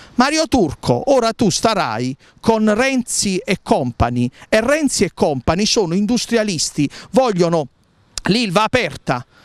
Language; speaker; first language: Italian; native; Italian